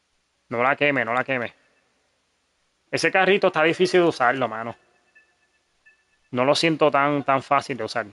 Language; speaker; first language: Spanish; early bilingual, heritage; Spanish